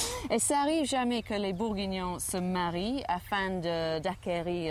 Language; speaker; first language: French; non-native, fluent; English